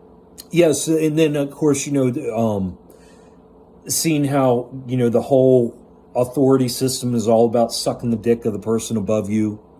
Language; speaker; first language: English; native; English